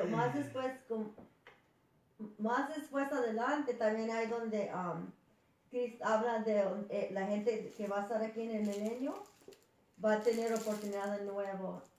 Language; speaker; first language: Spanish; early bilingual, heritage; Spanish